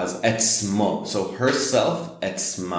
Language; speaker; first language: Hebrew; non-native, fluent; English